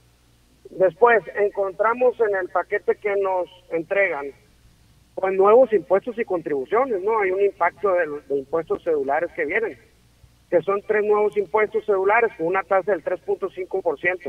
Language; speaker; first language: Spanish; native; Spanish